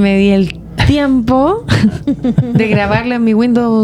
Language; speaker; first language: Spanish; native; Spanish